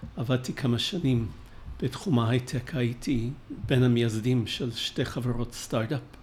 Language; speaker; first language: Hebrew; non-native, fluent; English